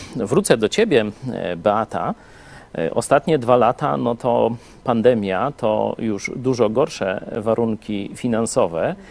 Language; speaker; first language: Polish; native; Polish